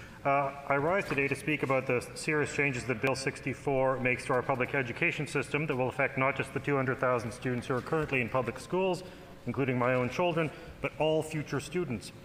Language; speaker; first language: English; native; English